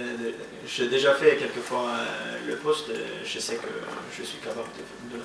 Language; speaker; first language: French; non-native, fluent; Norwegian